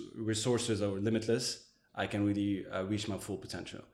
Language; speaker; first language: English; non-native, fluent; Arabic